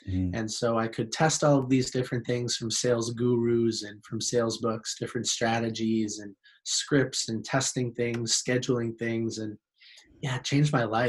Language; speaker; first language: English; native; English